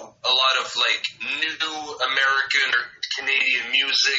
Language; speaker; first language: English; non-native, fluent; French